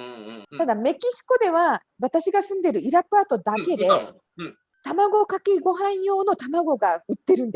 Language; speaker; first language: Japanese; native; Japanese